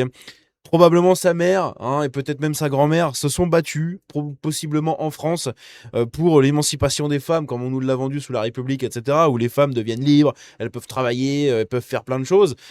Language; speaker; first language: French; native; French